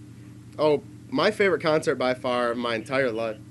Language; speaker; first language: English; native; English